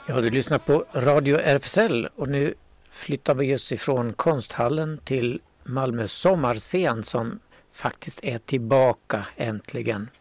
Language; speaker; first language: Swedish; native; Swedish